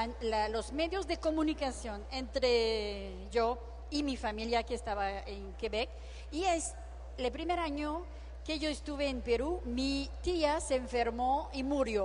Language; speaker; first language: Spanish; non-native, fluent; French